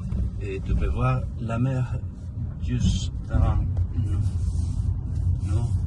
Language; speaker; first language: French; non-native, learner; Spanish